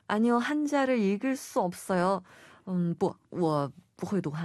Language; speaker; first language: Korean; non-native, fluent; Chinese